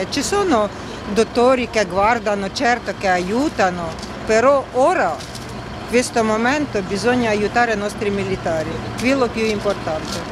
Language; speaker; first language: Italian; non-native, learner; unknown